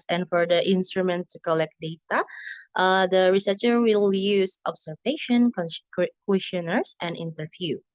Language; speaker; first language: English; non-native, learner; Indonesian